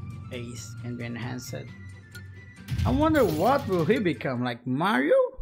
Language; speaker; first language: English; non-native, fluent; Portuguese